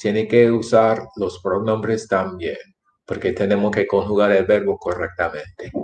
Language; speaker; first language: Spanish; non-native, fluent; English